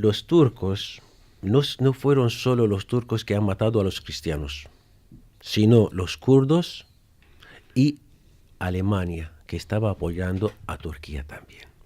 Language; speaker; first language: Spanish; non-native, fluent; Arabic